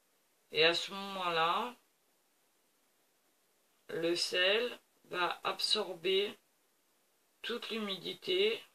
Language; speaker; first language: French; native; French